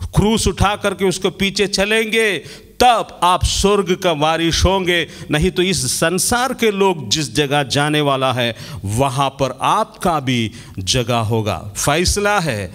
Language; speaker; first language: Hindi; non-native, local second language; Malayalam